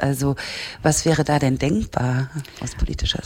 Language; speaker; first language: German; native; German